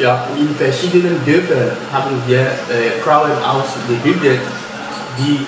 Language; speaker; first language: German; non-native, fluent; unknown